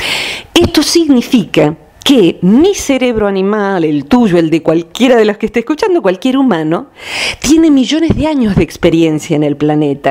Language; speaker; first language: Spanish; native; Spanish